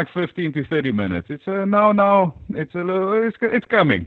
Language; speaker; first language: English; non-native, local second language; Afrikaans